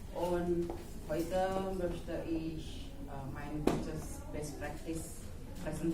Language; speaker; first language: German; non-native, fluent; Indonesian